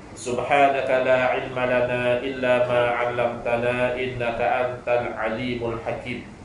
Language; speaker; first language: Malay; native; Malay